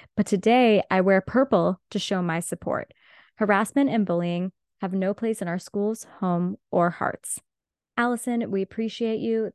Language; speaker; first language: English; native; English